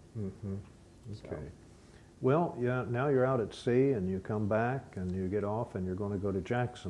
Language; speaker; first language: English; native; English